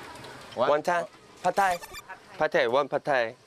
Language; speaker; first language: English; non-native, learner; Korean